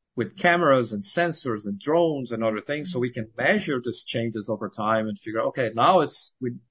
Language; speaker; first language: English; non-native, fluent; Portuguese